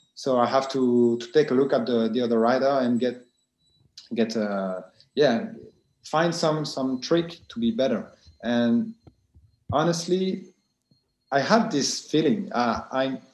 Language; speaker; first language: English; non-native, fluent; French